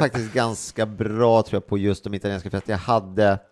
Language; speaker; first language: Swedish; native; Swedish